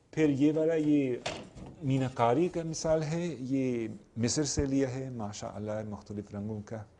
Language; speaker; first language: Urdu; non-native, fluent; English